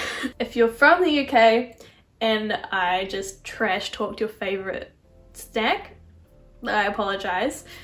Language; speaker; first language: English; native; English